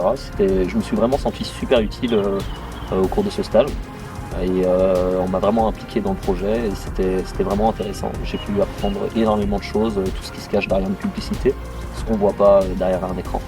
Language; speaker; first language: French; native; French